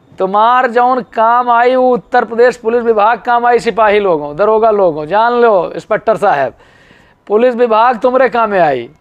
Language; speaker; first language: Hindi; native; Hindi